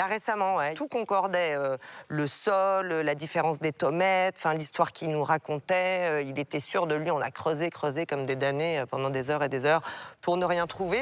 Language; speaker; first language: French; native; French